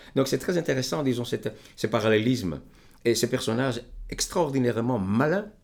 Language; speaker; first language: French; non-native, fluent; Greek